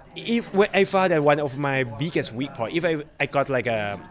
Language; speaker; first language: English; non-native, learner; Thai